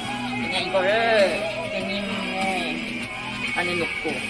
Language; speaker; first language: Korean; non-native, fluent; Japanese